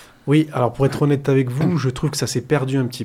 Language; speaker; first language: French; early bilingual, other home language; Arabic